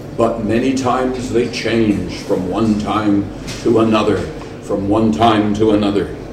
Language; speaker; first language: English; native; English